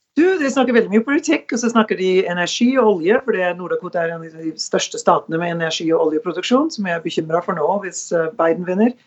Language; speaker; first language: Norwegian; native; Norwegian